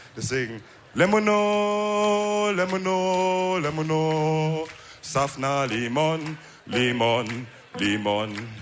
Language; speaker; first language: German; early bilingual, other home language; Wolof